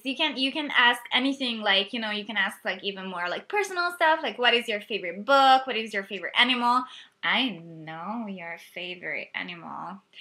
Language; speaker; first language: English; non-native, fluent; Hungarian